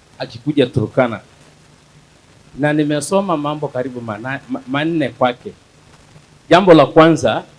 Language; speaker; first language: Swahili; non-native, local second language; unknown